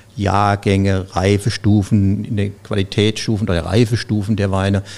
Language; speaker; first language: German; native; German